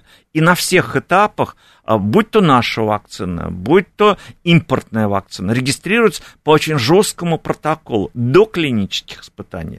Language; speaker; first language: Russian; native; Russian